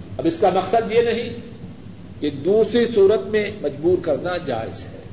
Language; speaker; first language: Urdu; non-native, local second language; Punjabi